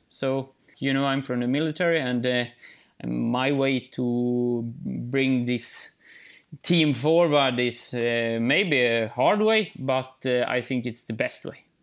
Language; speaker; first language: English; non-native, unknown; Swedish